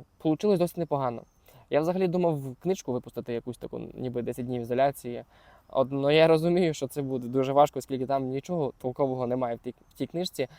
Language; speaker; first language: Ukrainian; non-native, local second language; Russian